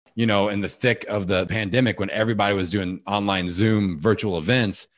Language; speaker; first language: English; native; English